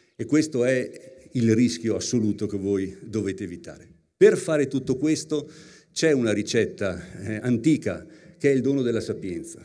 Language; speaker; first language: Italian; native; Italian